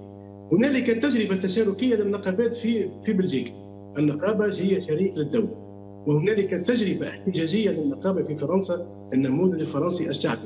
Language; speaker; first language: Arabic; native; Arabic